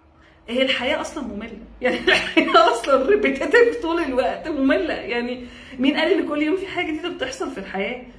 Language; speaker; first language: Arabic; native; Arabic